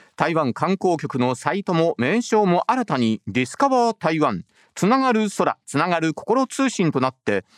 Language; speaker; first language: Japanese; native; Japanese